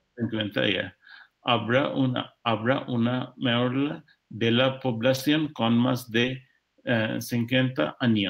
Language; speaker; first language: Spanish; non-native, learner; English